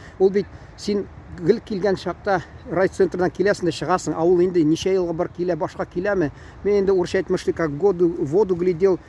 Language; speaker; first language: Tatar; early bilingual, heritage; Tatar